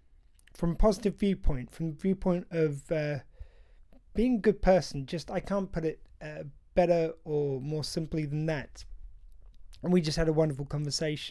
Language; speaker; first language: English; native; English